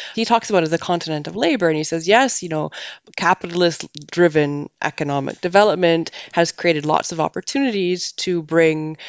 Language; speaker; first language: English; native; English